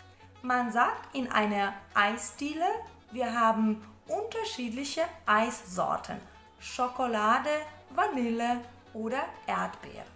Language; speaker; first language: German; non-native, fluent; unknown